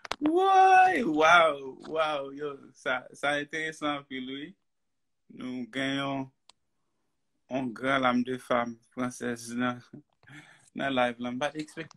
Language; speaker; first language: French; non-native, learner; Haitian Creole